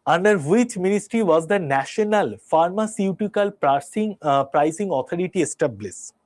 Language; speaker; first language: English; non-native, local second language; Bangla